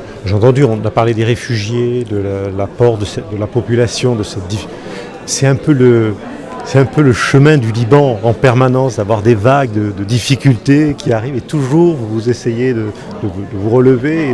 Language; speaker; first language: French; native; French